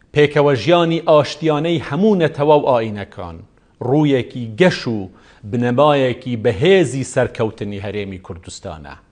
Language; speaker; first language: Central Kurdish; non-native, local second language; Kurdish